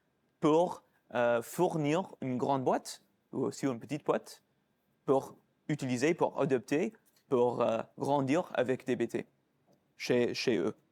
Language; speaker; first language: French; non-native, fluent; English